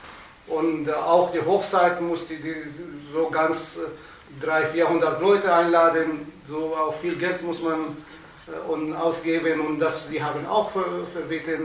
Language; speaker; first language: German; non-native, learner; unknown